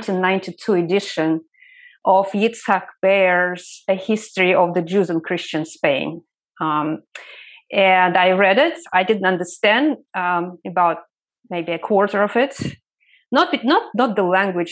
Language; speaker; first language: English; non-native, fluent; Russian